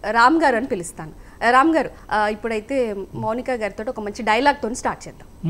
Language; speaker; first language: Telugu; native; Telugu